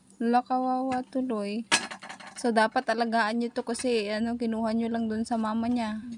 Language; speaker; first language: Filipino; non-native, local second language; Iloko